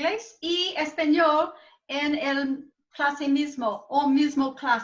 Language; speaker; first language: Spanish; non-native, learner; English